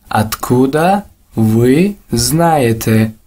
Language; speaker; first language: Russian; non-native, local second language; Tajik